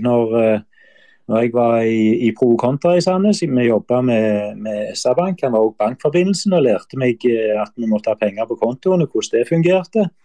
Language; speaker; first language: Norwegian; native; Norwegian